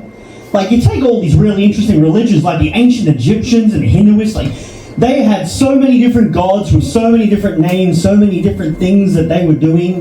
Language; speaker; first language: English; native; English